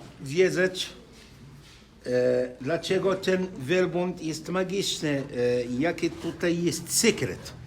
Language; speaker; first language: Polish; non-native, learner; Arabic